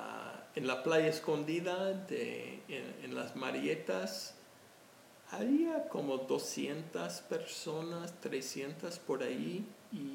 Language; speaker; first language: Spanish; non-native, fluent; English